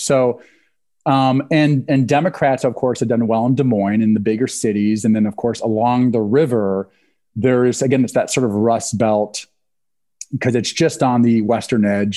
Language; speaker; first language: English; native; English